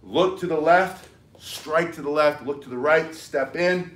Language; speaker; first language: English; native; English